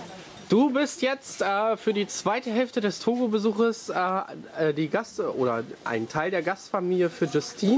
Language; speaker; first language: German; native; German